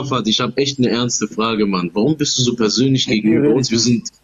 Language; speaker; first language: German; native; German